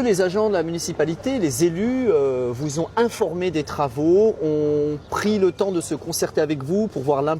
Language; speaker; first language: French; native; French